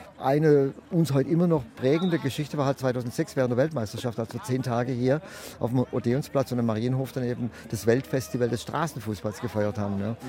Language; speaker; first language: German; native; German